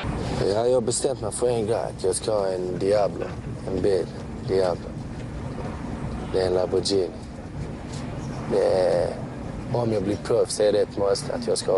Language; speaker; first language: Swedish; early bilingual, other home language; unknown